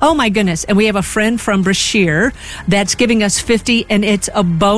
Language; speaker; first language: English; native; English